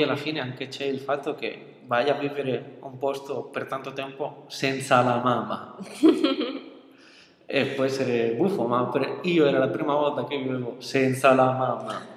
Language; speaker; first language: Italian; non-native, fluent; Spanish